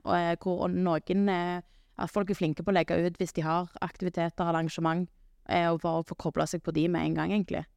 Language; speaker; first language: Norwegian; native; Norwegian